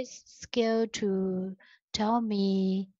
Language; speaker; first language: English; non-native, learner; Chinese